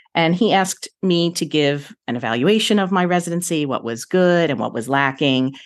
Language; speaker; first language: English; native; English